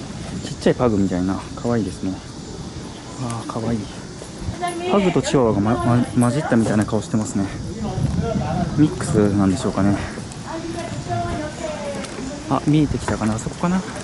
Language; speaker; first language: Japanese; native; Japanese